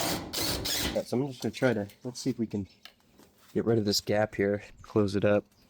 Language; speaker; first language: English; native; English